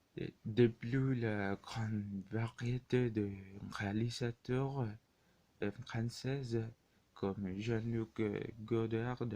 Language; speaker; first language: French; non-native, learner; Spanish